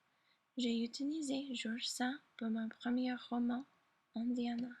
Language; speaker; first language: French; non-native, learner; English